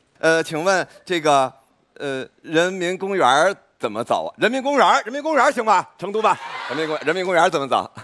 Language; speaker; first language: Chinese; native; Chinese